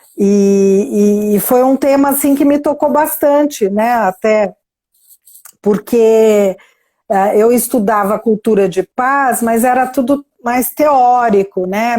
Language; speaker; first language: Portuguese; native; Portuguese